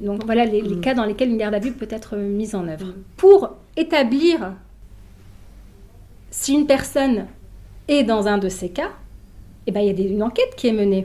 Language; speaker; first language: French; native; French